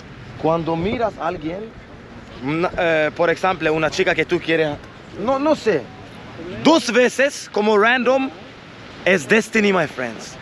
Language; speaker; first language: Spanish; non-native, learner; Swedish